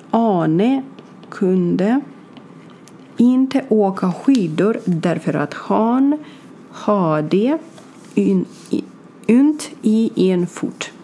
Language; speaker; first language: Swedish; non-native, learner; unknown